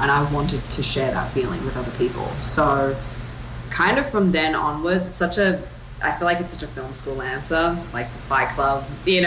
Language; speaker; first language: English; non-native, local second language; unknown